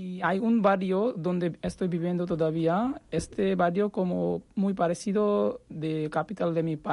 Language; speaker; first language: Spanish; non-native, learner; Bangla